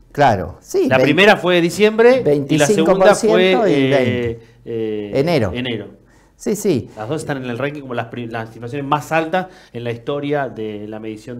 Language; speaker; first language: Spanish; native; Spanish